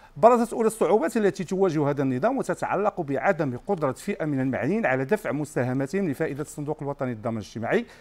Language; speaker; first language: Arabic; native; Arabic